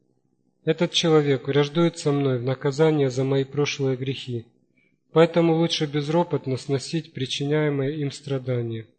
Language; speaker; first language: Russian; native; Russian